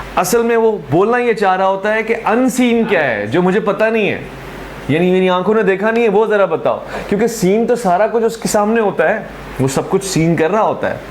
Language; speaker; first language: Urdu; non-native, local second language; Sindhi